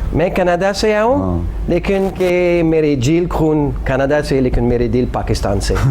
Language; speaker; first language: Hindi; non-native, learner; English